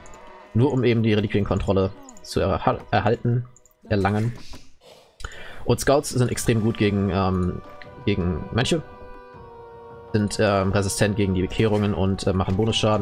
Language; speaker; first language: German; native; German